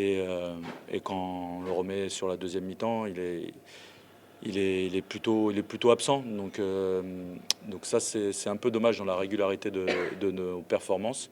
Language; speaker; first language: French; native; French